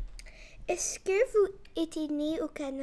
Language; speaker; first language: French; non-native, learner; English